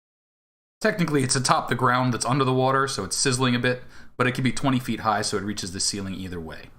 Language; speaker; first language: English; native; English